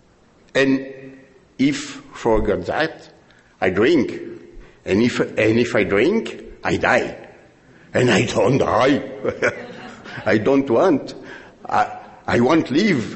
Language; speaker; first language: English; non-native, learner; French